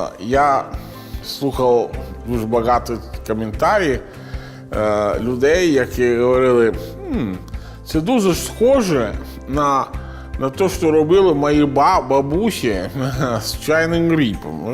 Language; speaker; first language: Ukrainian; non-native, learner; Italian